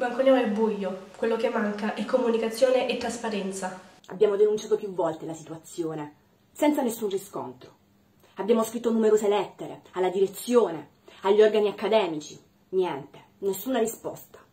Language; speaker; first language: Italian; native; Italian